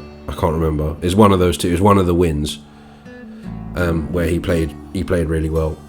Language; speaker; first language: English; native; English